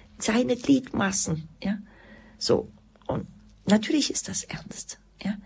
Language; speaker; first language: German; early bilingual, other home language; Croatian